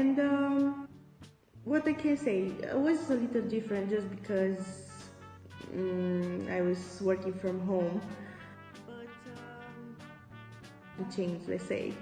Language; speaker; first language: English; non-native, learner; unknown